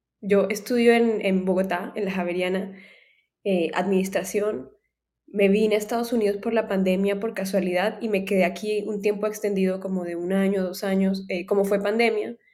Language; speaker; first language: Spanish; native; Spanish